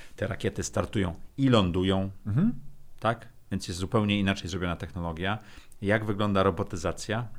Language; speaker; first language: Polish; native; Polish